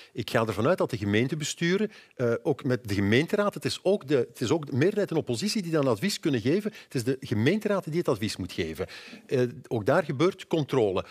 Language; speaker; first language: Dutch; native; Dutch